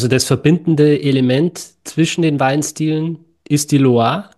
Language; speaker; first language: German; native; German